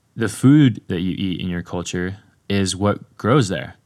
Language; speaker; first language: English; native; English